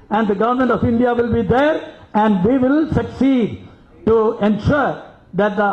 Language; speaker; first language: English; non-native, local second language; Malayalam